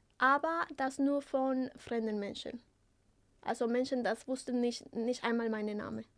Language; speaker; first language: German; non-native, fluent; Spanish